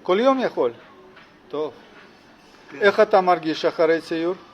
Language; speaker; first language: Hebrew; non-native, learner; Russian